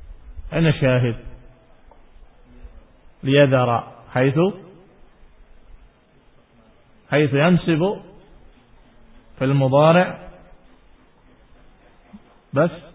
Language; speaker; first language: Arabic; non-native, fluent; Indonesian